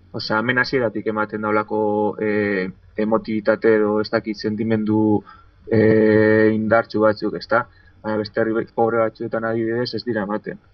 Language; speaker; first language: Basque; non-native, local second language; Spanish